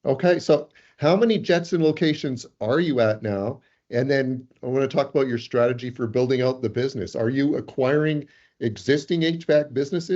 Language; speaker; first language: English; native; English